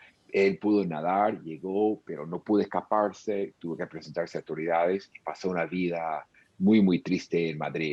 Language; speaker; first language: Spanish; non-native, fluent; English